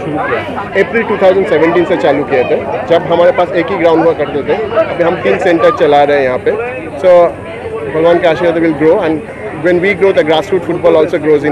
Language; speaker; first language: Hindi; non-native, local second language; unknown